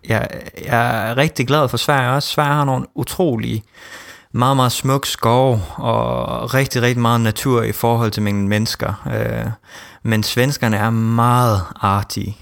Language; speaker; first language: Danish; early bilingual, heritage; Danish